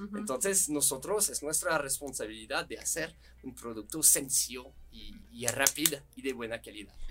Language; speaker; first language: Spanish; non-native, fluent; French